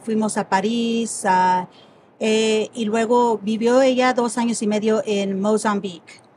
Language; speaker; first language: Spanish; early bilingual, heritage; Spanish